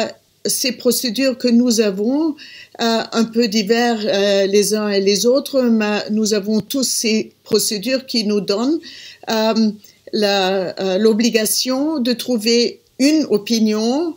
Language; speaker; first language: French; non-native, fluent; German